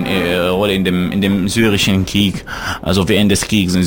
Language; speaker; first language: German; non-native, fluent; Arabic